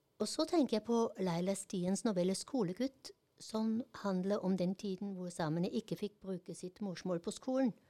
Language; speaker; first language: Norwegian; non-native, fluent; German